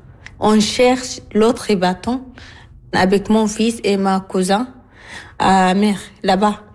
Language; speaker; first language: French; non-native, learner; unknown